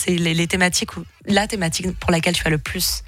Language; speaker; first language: French; native; French